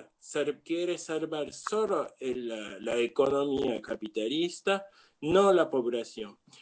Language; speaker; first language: Spanish; non-native, learner; Japanese